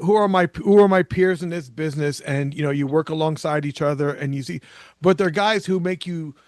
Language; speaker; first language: English; native; English